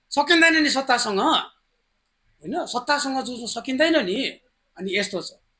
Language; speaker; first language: Nepali; native; Nepali